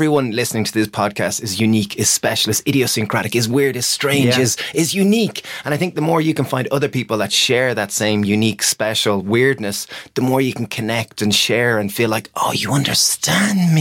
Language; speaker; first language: English; native; English